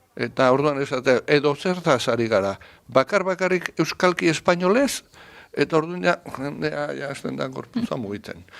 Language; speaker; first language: Basque; native; Basque